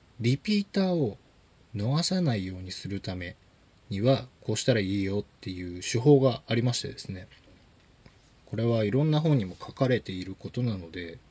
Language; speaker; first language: Japanese; native; Japanese